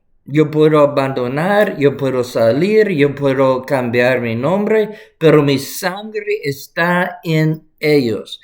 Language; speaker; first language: Spanish; non-native, fluent; English